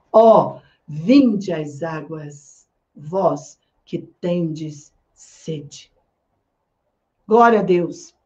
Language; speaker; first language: Portuguese; native; Portuguese